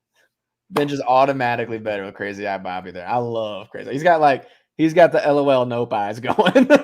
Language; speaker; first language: English; native; English